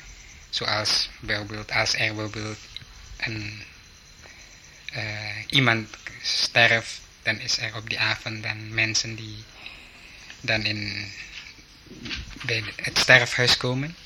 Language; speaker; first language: Dutch; early bilingual, heritage; Dutch